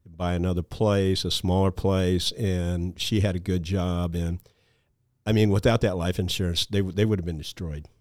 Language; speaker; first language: English; native; English